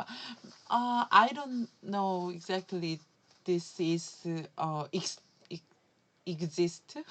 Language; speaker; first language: English; non-native, learner; Korean